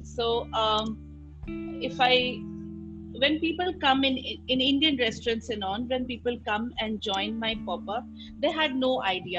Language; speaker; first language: English; non-native, local second language; Assamese